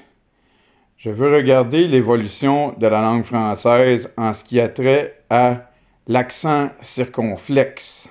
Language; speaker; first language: French; native; French